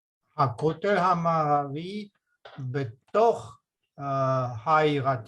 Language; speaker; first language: Hebrew; non-native, learner; Russian